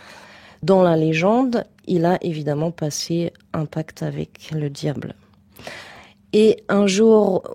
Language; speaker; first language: French; native; French